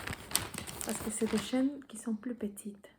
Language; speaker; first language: French; non-native, fluent; Spanish